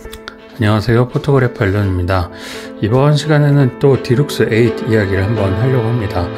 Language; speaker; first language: Korean; native; Korean